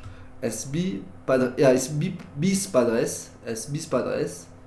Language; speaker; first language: Spanish; non-native, learner; French